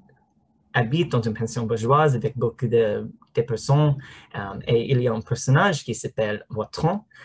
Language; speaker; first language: French; non-native, learner; English